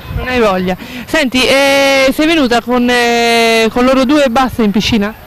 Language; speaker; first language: Italian; native; Italian